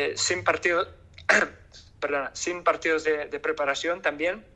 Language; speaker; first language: Spanish; non-native, fluent; English